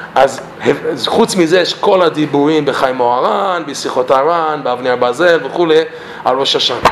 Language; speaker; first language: Hebrew; non-native, fluent; English